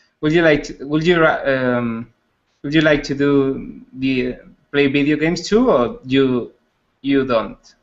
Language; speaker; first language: English; non-native, learner; Spanish